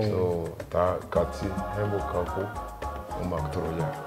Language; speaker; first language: Korean; non-native, learner; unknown